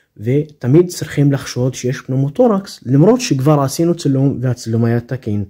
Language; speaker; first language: Hebrew; non-native, local second language; Arabic